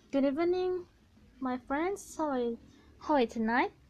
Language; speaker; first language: English; non-native, learner; Indonesian